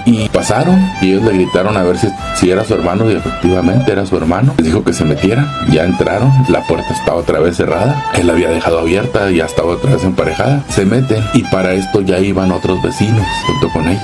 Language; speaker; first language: Spanish; native; Spanish